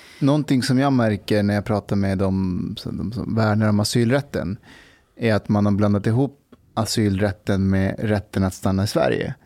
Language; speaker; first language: Swedish; early bilingual, other home language; Persian